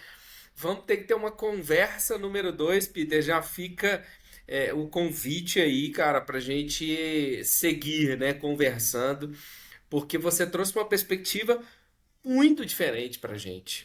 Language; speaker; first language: Portuguese; native; Portuguese